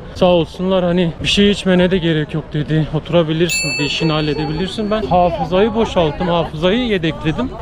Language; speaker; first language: Turkish; native; Turkish